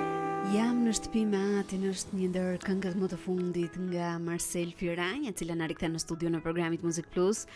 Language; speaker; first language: Albanian; native; Albanian